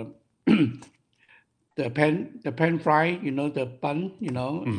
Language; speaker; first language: English; non-native, local second language; Cantonese